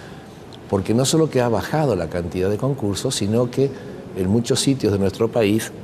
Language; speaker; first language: Spanish; native; Spanish